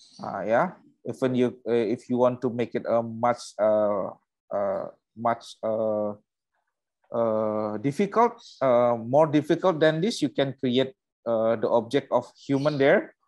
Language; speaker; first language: English; non-native, learner; Indonesian